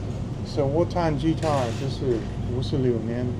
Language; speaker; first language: Chinese; non-native, fluent; English